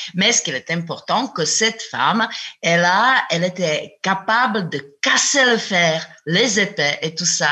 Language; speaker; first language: French; non-native, fluent; Czech